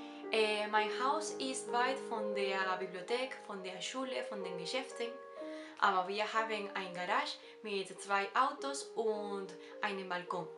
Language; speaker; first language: German; non-native, learner; Spanish